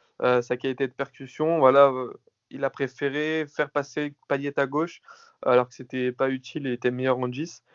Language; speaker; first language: French; native; French